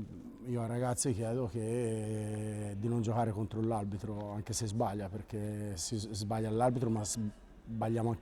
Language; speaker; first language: Italian; native; Italian